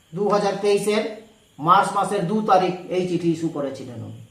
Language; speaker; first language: Bangla; non-native, local second language; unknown